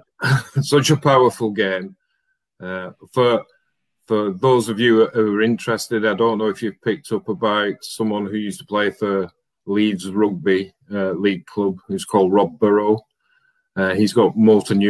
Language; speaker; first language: English; native; English